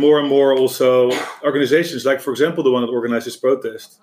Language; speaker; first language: English; non-native, fluent; Dutch